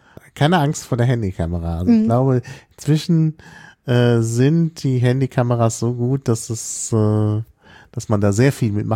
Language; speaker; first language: German; native; German